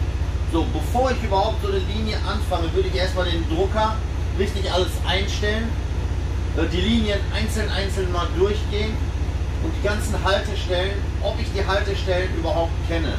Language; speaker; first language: German; native; German